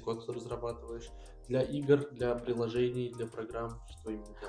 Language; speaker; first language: Russian; native; Russian